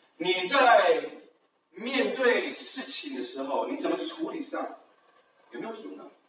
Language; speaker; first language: Chinese; early bilingual, heritage; Chinese